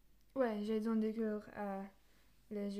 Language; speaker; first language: French; non-native, learner; English